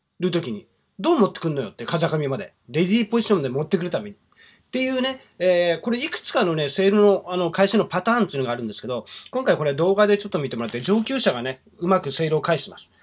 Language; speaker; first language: Japanese; native; Japanese